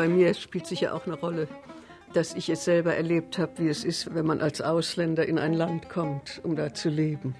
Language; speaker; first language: German; native; German